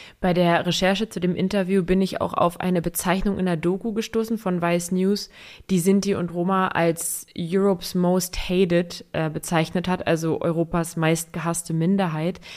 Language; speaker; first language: German; native; German